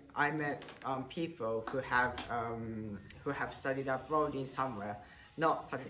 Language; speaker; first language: English; non-native, fluent; Japanese